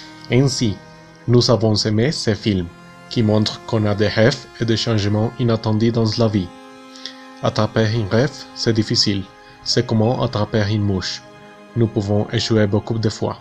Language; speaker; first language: French; non-native, learner; Spanish